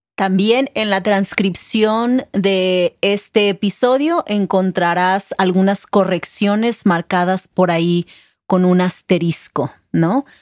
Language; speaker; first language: Spanish; native; Spanish